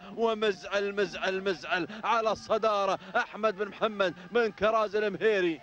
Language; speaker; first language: Arabic; native; Arabic